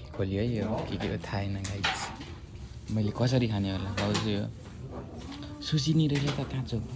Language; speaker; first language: Nepali; native; Nepali